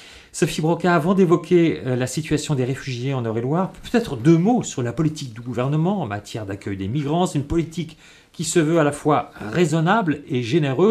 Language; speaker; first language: French; native; French